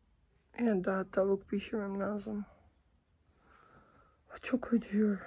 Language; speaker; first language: Turkish; early bilingual, heritage; Turkish